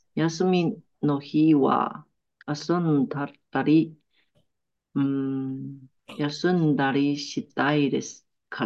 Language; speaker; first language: Japanese; non-native, learner; Chinese